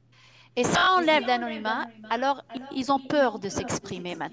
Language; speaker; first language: French; non-native, fluent; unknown